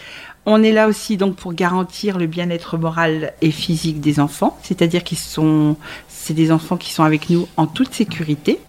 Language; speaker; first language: French; native; French